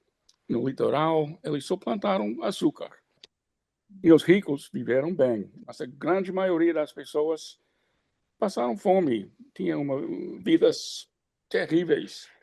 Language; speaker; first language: Portuguese; non-native, fluent; English